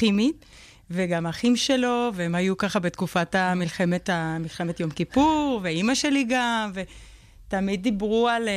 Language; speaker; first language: Hebrew; non-native, fluent; Spanish